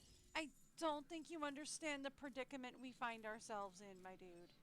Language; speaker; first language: English; native; English